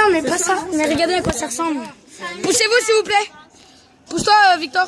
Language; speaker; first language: French; native; French